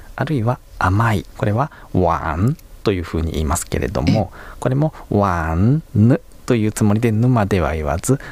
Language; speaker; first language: Japanese; native; Japanese